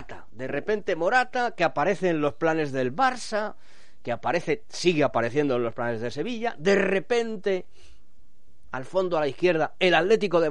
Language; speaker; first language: Spanish; native; Spanish